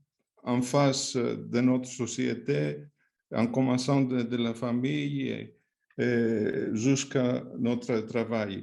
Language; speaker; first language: French; non-native, fluent; Greek